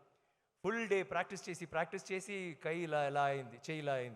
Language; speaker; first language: Telugu; non-native, learner; Tamil